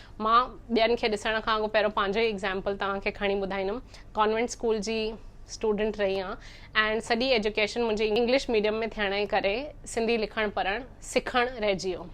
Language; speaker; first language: Sindhi; early bilingual, heritage; Sindhi